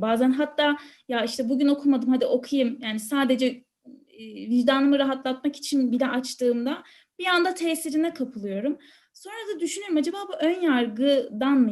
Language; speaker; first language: Turkish; native; Turkish